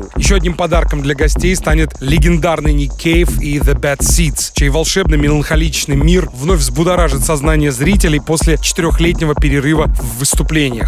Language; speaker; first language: Russian; native; Russian